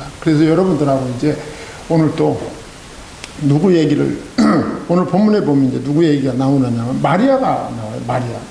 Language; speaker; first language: Korean; native; Korean